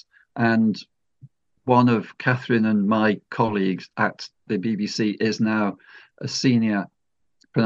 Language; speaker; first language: English; native; English